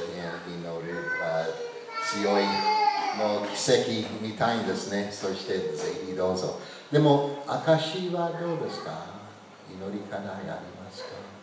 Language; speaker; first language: Japanese; non-native, learner; English